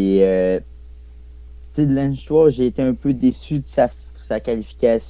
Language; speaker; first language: French; native; French